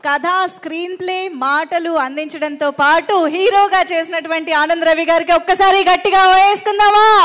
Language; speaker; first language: Telugu; native; Telugu